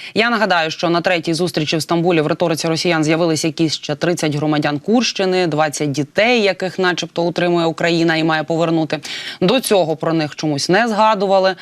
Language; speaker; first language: Ukrainian; native; Ukrainian